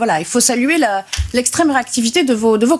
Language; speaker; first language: French; native; French